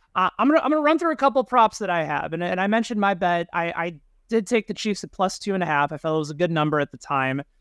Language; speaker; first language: English; native; English